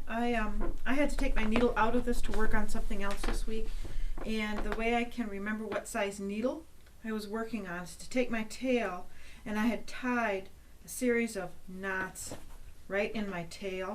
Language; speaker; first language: English; native; English